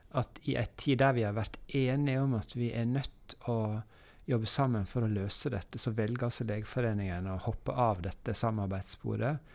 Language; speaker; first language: Norwegian; native; Norwegian